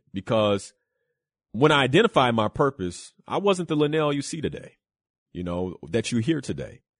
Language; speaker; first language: English; early bilingual, other home language; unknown